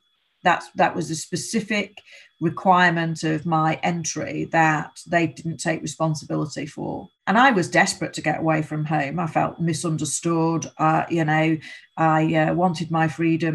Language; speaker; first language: English; native; English